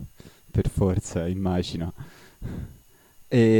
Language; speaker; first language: Italian; native; Italian